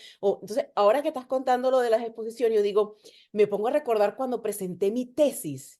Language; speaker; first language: Spanish; native; Spanish